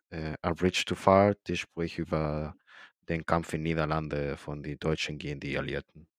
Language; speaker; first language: German; early bilingual, other home language; Spanish